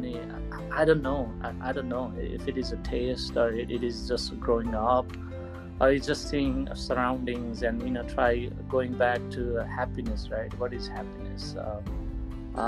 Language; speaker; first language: English; non-native, local second language; Nepali